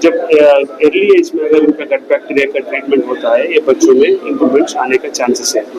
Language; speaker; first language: Hindi; non-native, local second language; Telugu